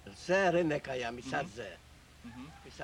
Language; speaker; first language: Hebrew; non-native, learner; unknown